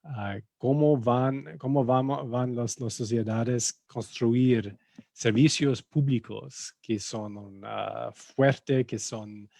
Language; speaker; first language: Spanish; non-native, fluent; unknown